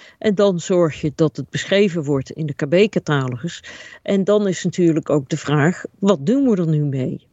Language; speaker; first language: Dutch; native; Dutch